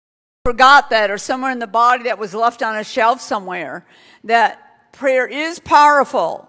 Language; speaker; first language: English; native; English